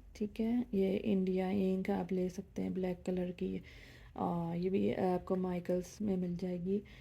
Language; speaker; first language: Urdu; native; Urdu